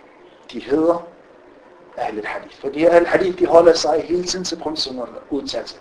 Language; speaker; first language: Danish; non-native, fluent; Arabic